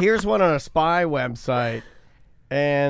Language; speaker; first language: English; native; English